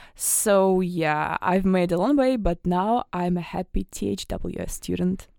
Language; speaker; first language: English; non-native, fluent; Russian